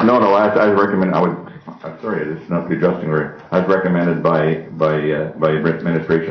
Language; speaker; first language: English; native; English